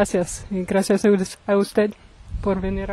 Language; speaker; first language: Spanish; non-native, fluent; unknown